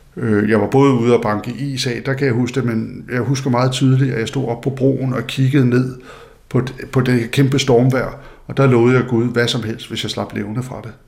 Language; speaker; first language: Danish; non-native, local second language; Faroese